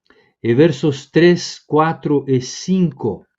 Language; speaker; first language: Spanish; non-native, fluent; Portuguese